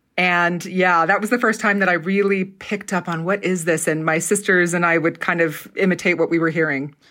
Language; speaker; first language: English; native; English